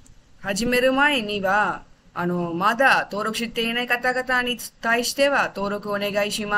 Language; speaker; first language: Japanese; non-native, fluent; Tamil